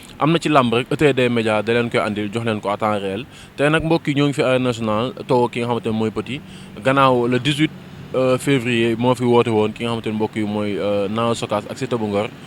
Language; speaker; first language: Wolof; native; Wolof